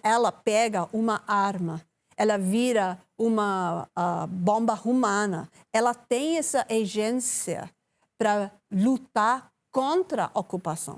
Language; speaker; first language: Portuguese; non-native, learner; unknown